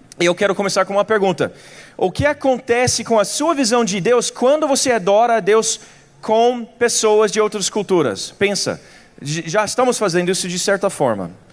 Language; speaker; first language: Portuguese; non-native, fluent; English